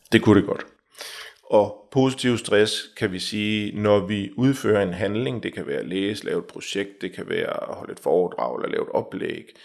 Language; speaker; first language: Danish; native; Danish